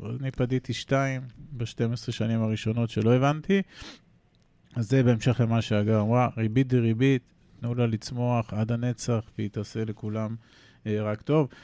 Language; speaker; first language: Hebrew; native; Hebrew